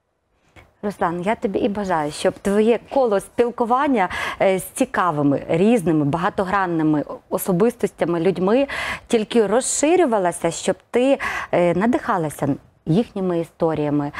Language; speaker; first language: Ukrainian; native; Ukrainian